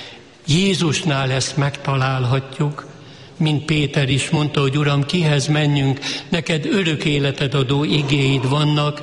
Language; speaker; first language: Hungarian; native; Hungarian